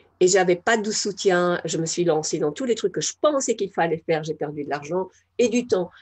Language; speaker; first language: French; non-native, fluent; German